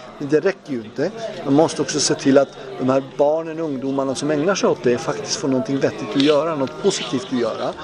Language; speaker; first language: Swedish; early bilingual, other home language; Turoyo